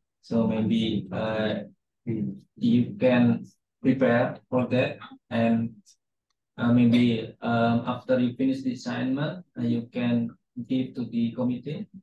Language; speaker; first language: English; non-native, fluent; Indonesian